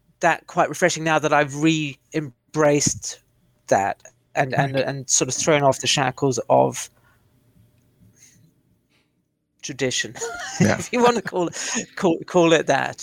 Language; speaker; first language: English; native; English